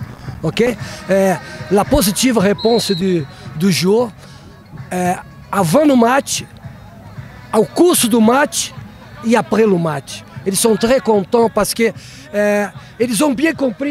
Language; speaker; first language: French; non-native, learner; Portuguese